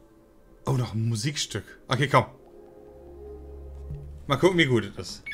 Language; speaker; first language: German; native; German